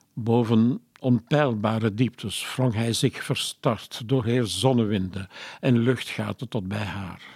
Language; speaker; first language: Dutch; non-native, local second language; French